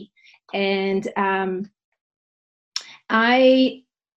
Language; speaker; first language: English; non-native, fluent; Hebrew